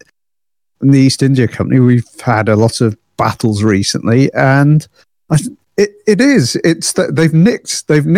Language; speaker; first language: English; native; English